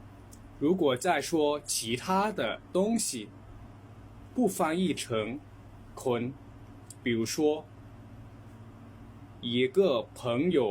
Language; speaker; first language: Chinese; non-native, fluent; Lao